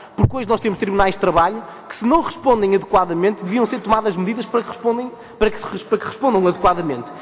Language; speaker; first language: Portuguese; early bilingual, heritage; Portuguese